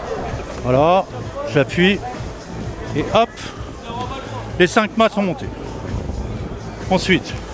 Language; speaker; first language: French; native; French